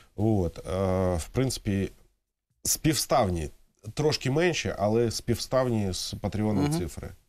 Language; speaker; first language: Ukrainian; native; Ukrainian